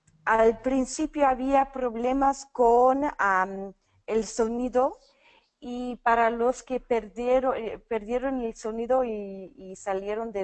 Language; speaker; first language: Spanish; non-native, fluent; English